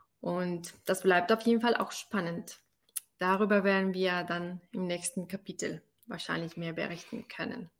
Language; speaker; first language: German; non-native, fluent; Spanish